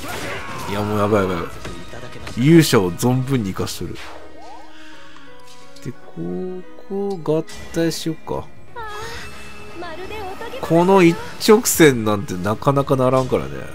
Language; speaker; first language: Japanese; native; Japanese